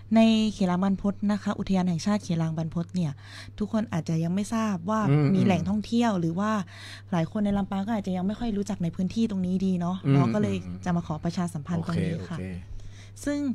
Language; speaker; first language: Thai; native; Thai